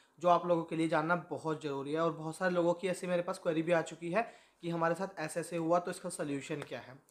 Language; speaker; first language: Hindi; native; Hindi